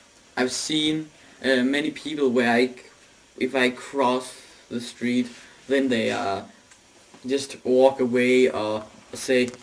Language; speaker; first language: English; non-native, learner; Danish